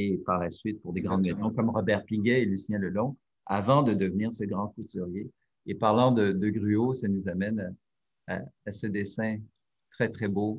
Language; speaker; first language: French; native; French